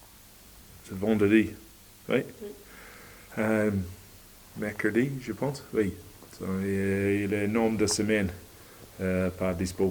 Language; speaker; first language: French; non-native, learner; English